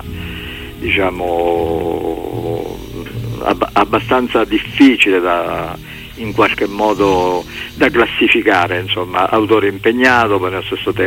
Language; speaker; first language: Italian; native; Italian